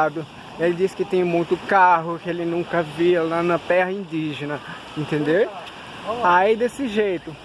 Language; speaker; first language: Portuguese; non-native, local second language; Ticuna